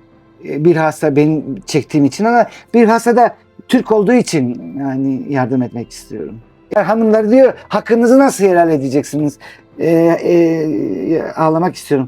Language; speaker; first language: Turkish; non-native, local second language; Greek